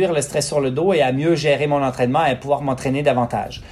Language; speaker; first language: French; native; French